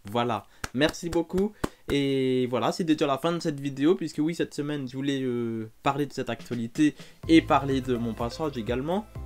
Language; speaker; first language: French; native; French